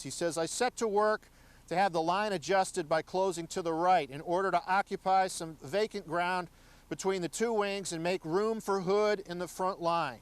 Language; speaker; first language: English; native; English